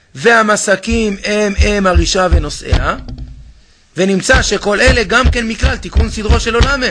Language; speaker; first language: Hebrew; native; Hebrew